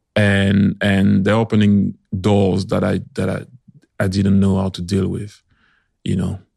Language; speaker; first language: English; early bilingual, other home language; French